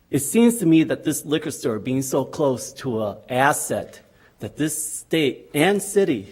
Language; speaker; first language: English; native; English